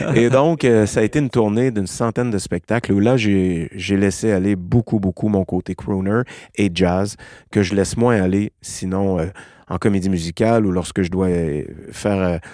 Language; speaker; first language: French; native; French